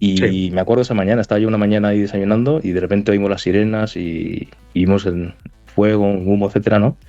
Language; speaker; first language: Spanish; native; Spanish